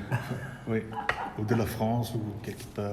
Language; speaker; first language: French; non-native, local second language; Dutch